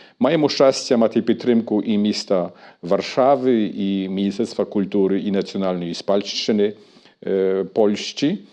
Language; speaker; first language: Ukrainian; early bilingual, heritage; Ukrainian